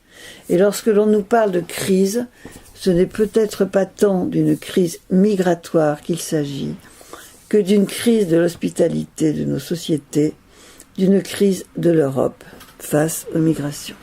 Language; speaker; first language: French; native; French